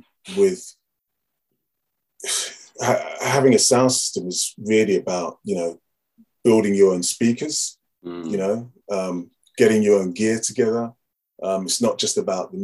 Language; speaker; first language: English; native; English